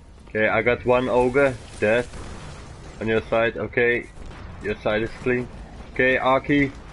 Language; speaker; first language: English; non-native, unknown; Dutch